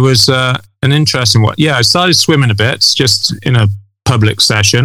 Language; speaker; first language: English; native; English